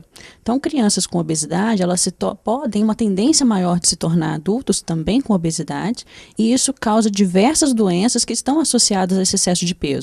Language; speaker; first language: Portuguese; native; Portuguese